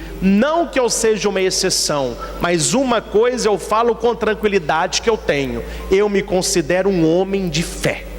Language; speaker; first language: Portuguese; native; Portuguese